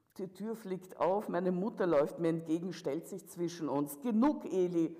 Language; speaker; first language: German; early bilingual, other home language; Russian